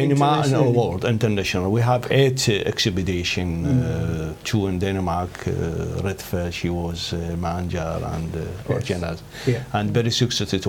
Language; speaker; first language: English; non-native, learner; Arabic